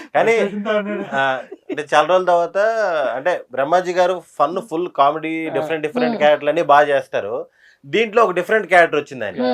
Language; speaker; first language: Telugu; native; Telugu